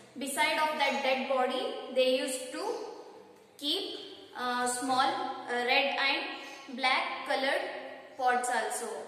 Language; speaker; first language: English; non-native, local second language; Kannada